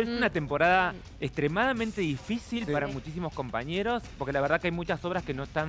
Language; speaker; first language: Spanish; native; Spanish